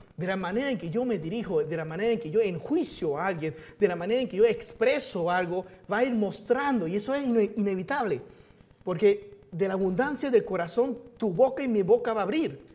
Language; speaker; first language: Spanish; early bilingual, other home language; Chinese